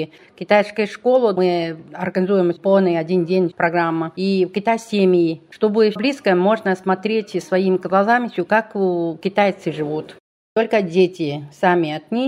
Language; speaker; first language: Russian; non-native, learner; Chinese